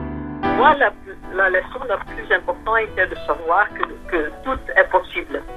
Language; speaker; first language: French; non-native, fluent; Dutch